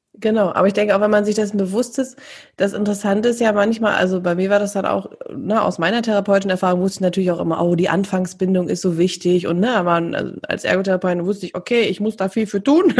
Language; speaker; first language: German; native; German